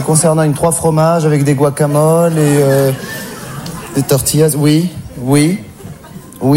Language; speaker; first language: French; native; French